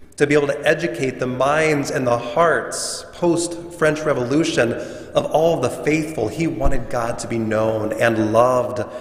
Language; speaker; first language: English; native; English